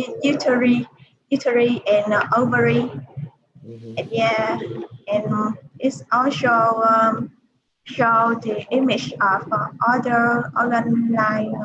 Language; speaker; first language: English; non-native, learner; Vietnamese